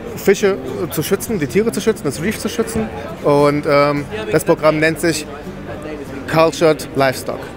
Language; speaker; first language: German; native; German